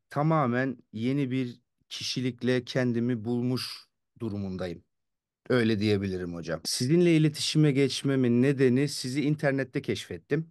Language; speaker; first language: Turkish; early bilingual, heritage; Turkish